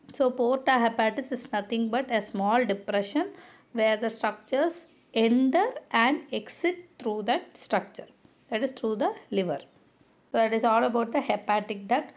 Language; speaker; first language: English; non-native, local second language; Tamil